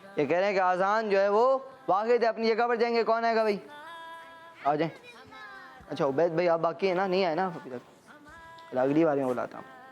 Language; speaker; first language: Urdu; native; Urdu